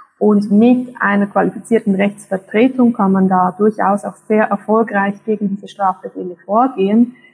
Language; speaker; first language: German; native; German